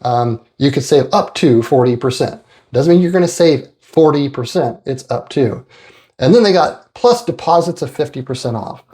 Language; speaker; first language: English; native; English